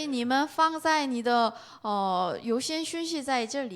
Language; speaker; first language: Chinese; non-native, learner; Korean